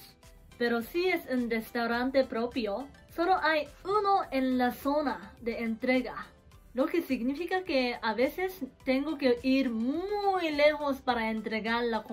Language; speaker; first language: Spanish; non-native, learner; Japanese